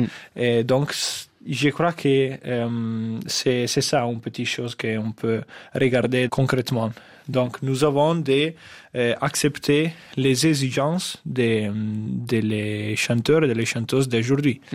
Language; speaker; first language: French; non-native, fluent; Italian